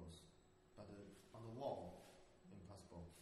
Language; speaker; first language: English; non-native, learner; Chinese